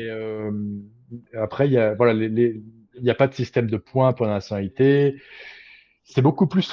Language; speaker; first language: French; native; French